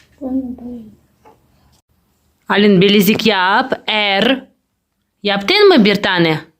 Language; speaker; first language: Turkish; non-native, learner; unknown